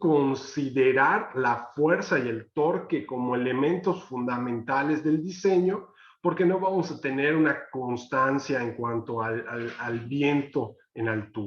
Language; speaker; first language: Spanish; native; Spanish